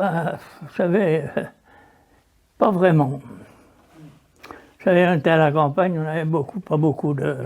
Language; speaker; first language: French; native; French